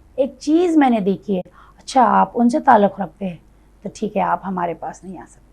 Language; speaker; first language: Urdu; native; Urdu